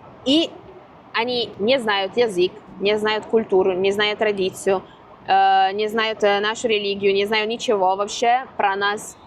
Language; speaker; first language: Russian; non-native, fluent; Italian